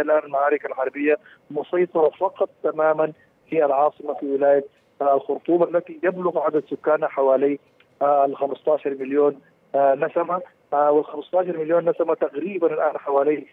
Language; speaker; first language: Arabic; native; Arabic